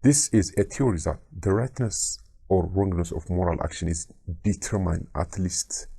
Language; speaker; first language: English; non-native, local second language; Amharic